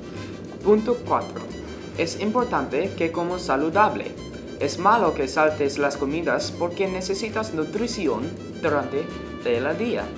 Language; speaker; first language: Spanish; non-native, learner; English